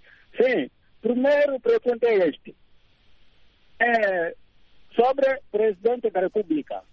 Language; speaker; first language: Portuguese; non-native, local second language; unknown